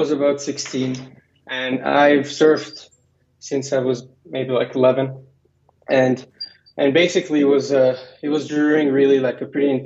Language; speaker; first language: English; non-native, fluent; Arabic